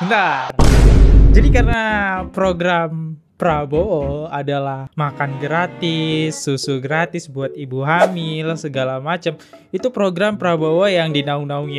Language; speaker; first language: Indonesian; native; Indonesian